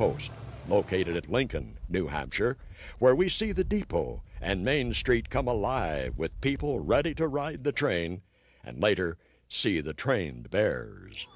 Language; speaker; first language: English; native; English